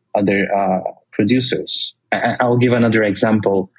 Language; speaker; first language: English; non-native, fluent; Turkish